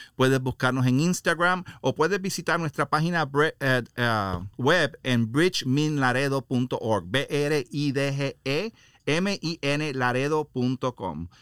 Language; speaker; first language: Spanish; native; Spanish